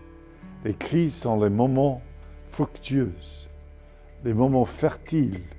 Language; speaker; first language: French; non-native, fluent; English